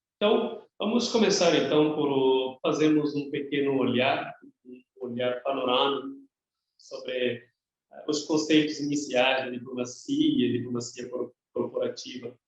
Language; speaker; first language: Portuguese; native; Portuguese